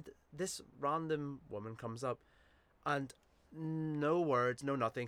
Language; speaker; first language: English; native; English